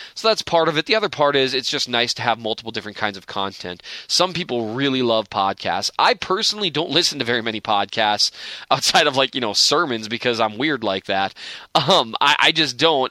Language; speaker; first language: English; native; English